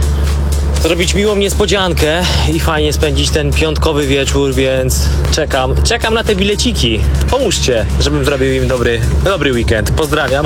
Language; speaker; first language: Polish; native; Polish